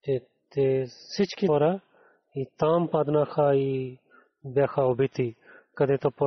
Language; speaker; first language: Bulgarian; non-native, learner; Urdu